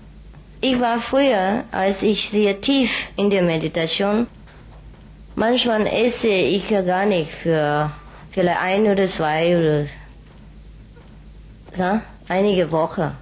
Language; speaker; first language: German; non-native, fluent; Vietnamese